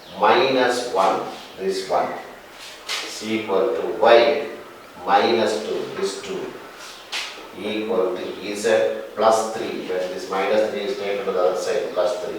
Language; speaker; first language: English; non-native, local second language; Tamil